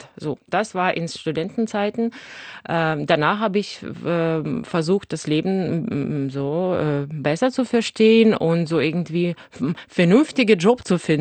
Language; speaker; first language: German; non-native, fluent; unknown